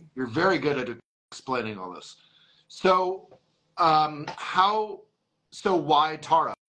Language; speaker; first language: English; native; English